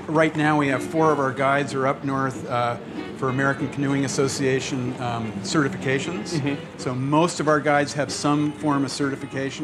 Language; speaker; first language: English; native; English